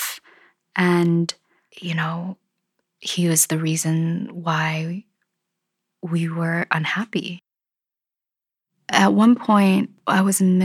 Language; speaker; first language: English; native; English